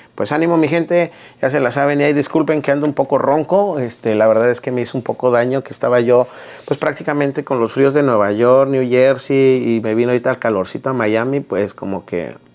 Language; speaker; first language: Spanish; native; Spanish